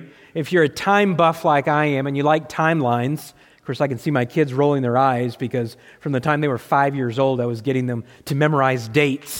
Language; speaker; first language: English; native; English